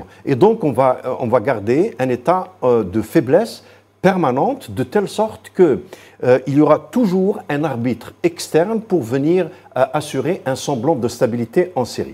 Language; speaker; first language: French; non-native, local second language; Arabic